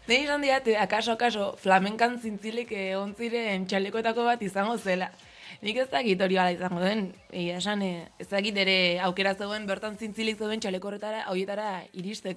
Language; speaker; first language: Basque; native; Basque